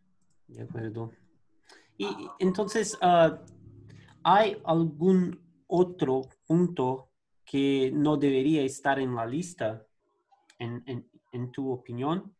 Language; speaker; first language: Spanish; non-native, learner; Portuguese